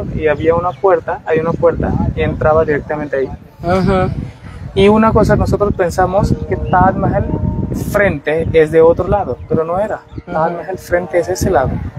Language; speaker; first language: Spanish; non-native, learner; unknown